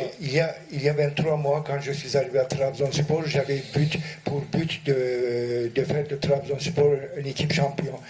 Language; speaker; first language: French; non-native, fluent; Turkish